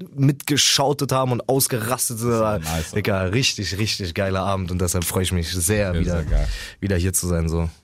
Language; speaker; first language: German; native; German